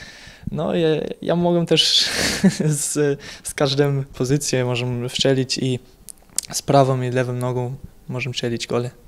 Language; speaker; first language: Polish; early bilingual, heritage; Polish